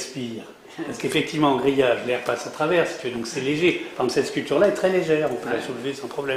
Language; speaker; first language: French; native; French